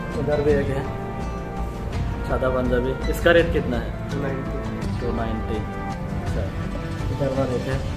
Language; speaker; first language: Hindi; non-native, learner; Bangla